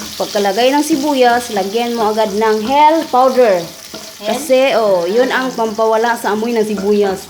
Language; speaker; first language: Filipino; non-native, local second language; Cebuano